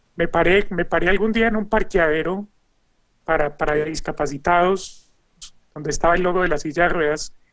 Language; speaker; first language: Spanish; native; Spanish